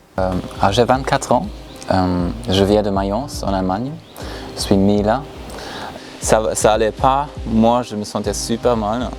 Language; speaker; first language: French; non-native, fluent; German